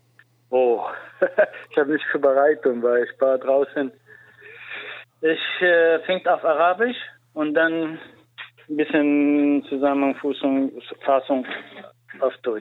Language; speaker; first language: German; non-native, learner; Arabic